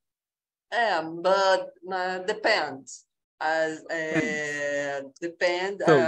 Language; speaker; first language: English; non-native, learner; Portuguese